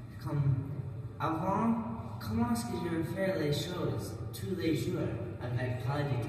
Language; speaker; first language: French; non-native, learner; English